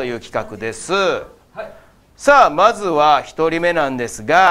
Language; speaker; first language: Japanese; native; Japanese